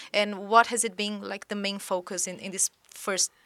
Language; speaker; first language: English; non-native, fluent; Portuguese